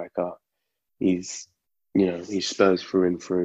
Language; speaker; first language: English; native; English